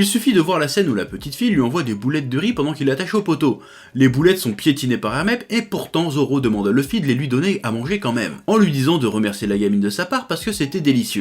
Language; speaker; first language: French; native; French